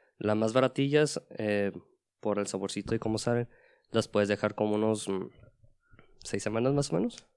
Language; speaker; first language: Spanish; native; Spanish